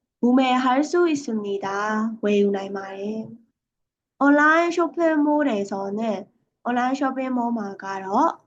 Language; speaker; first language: Korean; non-native, fluent; Burmese